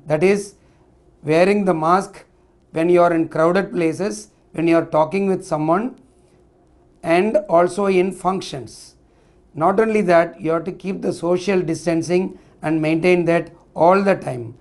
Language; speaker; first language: English; non-native, local second language; Tamil